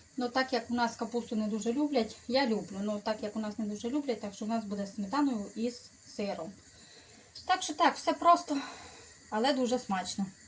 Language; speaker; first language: Ukrainian; native; Ukrainian